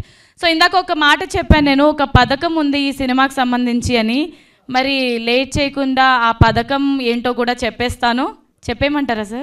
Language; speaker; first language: Telugu; native; Telugu